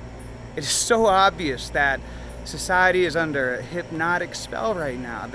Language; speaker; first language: English; native; English